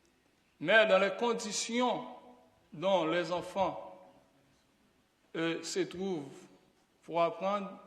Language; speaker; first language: French; non-native, local second language; Haitian Creole